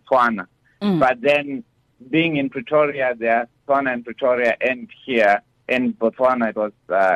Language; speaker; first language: English; non-native, local second language; Shona